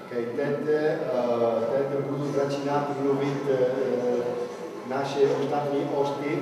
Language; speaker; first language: Czech; non-native, learner; Italian